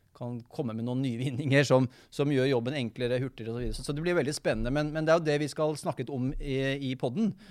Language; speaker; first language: Norwegian; native; Norwegian